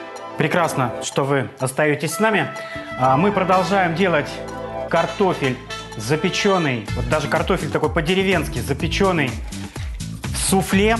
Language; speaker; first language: Russian; native; Russian